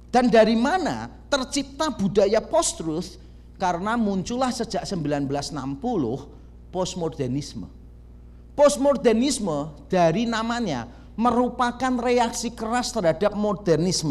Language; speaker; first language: Indonesian; native; Indonesian